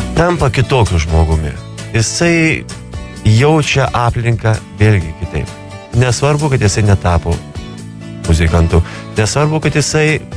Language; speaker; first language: Lithuanian; native; Lithuanian